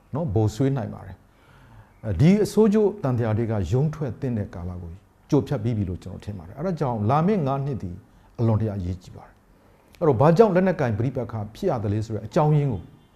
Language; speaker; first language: Burmese; native; Burmese